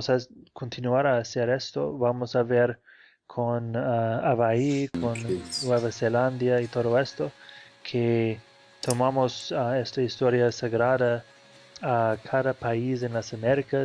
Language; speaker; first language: Spanish; non-native, fluent; Portuguese